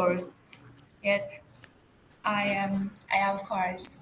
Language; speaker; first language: English; non-native, learner; Vietnamese